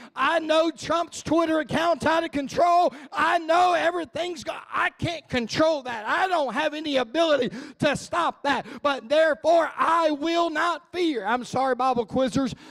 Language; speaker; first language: English; native; English